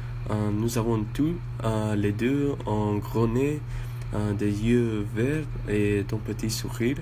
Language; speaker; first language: French; non-native, learner; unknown